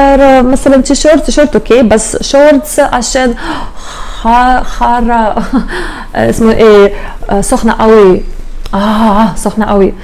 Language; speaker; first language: Arabic; non-native, learner; Russian